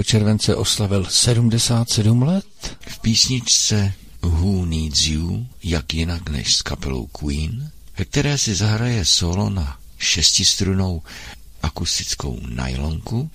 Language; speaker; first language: Czech; native; Czech